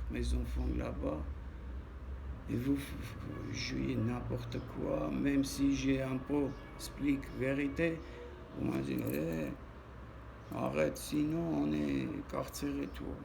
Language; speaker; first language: French; non-native, learner; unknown